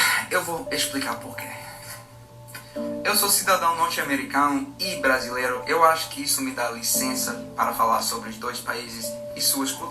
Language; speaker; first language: Portuguese; non-native, fluent; English